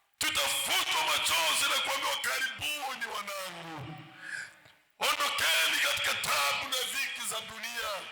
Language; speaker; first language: Swahili; native; Swahili